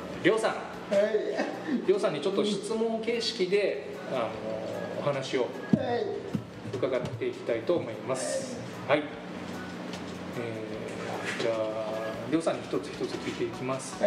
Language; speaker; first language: Japanese; native; Japanese